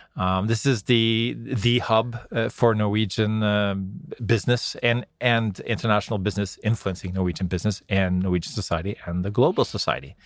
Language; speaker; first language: English; non-native, fluent; Norwegian